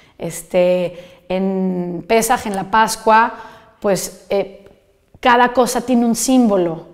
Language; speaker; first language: Spanish; native; Spanish